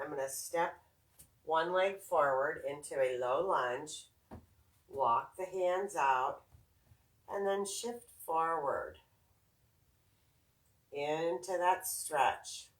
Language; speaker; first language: English; native; English